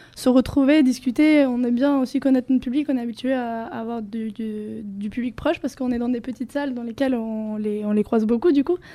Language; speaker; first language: French; non-native, fluent; Spanish